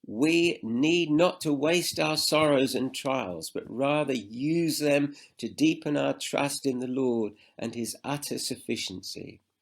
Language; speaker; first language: English; native; English